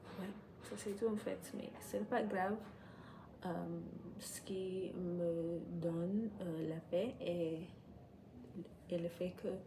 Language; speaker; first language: French; non-native, fluent; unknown